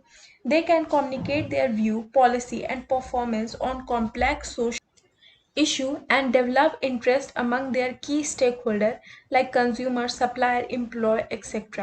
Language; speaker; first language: English; non-native, local second language; Hindi